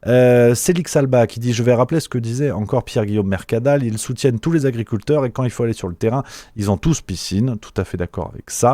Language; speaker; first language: French; native; French